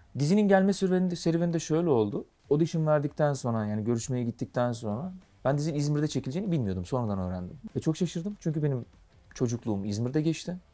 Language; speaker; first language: Turkish; native; Turkish